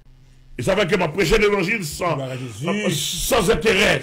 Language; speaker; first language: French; non-native, local second language; Haitian Creole